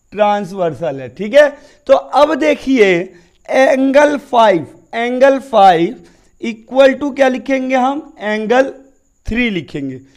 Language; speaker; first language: Hindi; native; Hindi